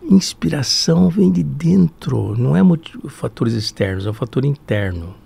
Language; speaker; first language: Portuguese; early bilingual, other home language; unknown